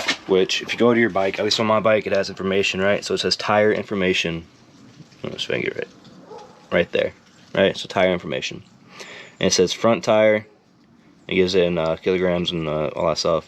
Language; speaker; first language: English; native; English